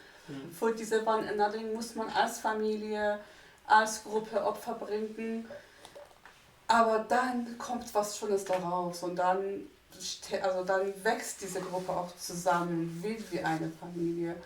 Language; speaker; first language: German; non-native, fluent; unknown